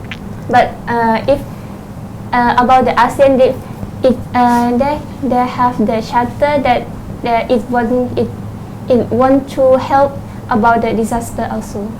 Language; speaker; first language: English; non-native, learner; Thai